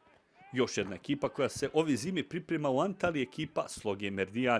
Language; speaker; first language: Bosnian; native; Bosnian